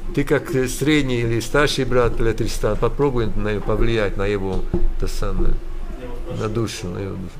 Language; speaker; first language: Russian; early bilingual, heritage; Russian